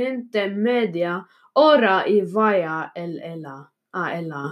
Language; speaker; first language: Spanish; non-native, learner; Swedish